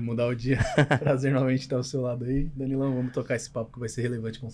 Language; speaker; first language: Portuguese; native; Portuguese